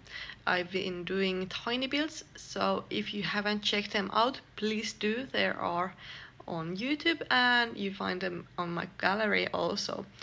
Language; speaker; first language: English; non-native, fluent; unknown